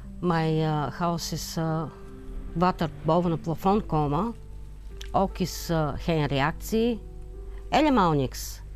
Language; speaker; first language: Dutch; non-native, learner; Bulgarian